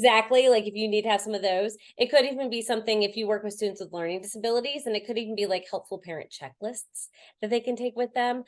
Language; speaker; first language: English; native; English